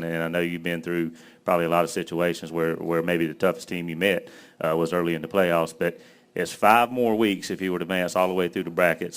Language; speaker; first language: English; native; English